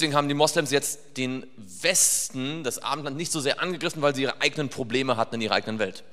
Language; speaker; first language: German; native; German